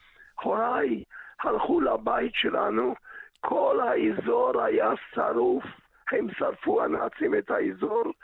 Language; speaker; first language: Hebrew; early bilingual, other home language; Yiddish